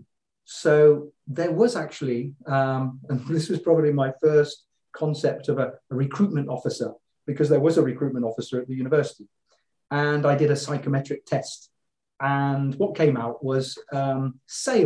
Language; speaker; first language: English; native; English